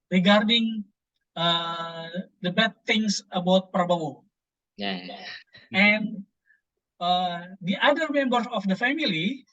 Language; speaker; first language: English; non-native, fluent; Indonesian